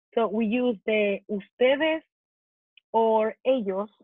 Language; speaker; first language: Spanish; non-native, fluent; English